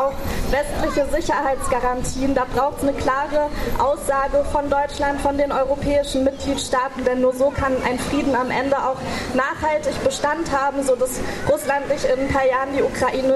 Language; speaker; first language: German; native; German